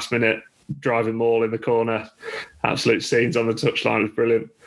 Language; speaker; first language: English; native; English